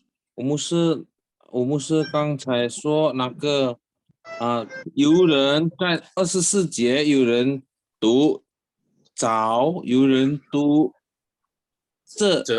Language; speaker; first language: Chinese; early bilingual, heritage; Chinese